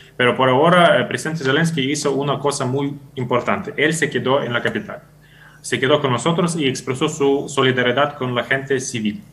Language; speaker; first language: Spanish; non-native, fluent; Ukrainian